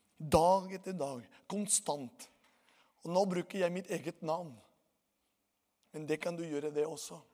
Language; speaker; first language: Norwegian; non-native, fluent; Portuguese